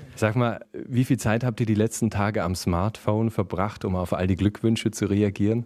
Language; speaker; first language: German; native; German